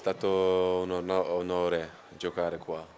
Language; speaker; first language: Italian; non-native, learner; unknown